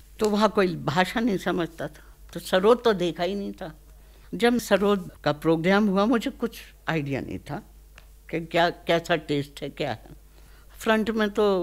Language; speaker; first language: Hindi; native; Hindi